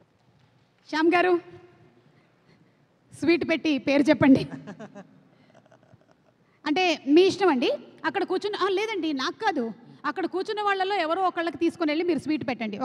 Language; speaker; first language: Telugu; native; Telugu